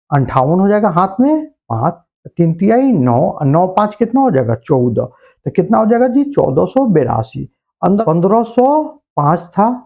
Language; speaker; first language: Hindi; native; Hindi